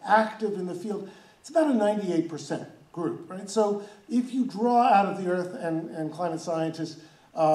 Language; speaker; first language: English; native; English